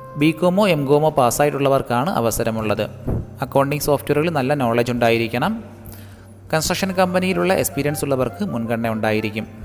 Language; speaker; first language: Malayalam; native; Malayalam